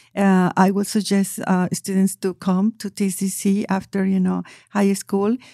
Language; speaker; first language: English; non-native, fluent; Spanish